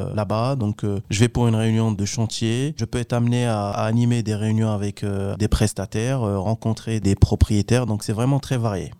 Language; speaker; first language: French; non-native, local second language; Arabic